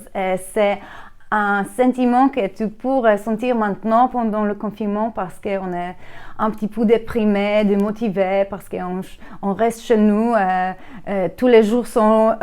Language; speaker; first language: French; non-native, learner; Polish